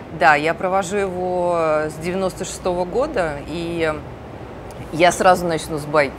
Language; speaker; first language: Russian; native; Russian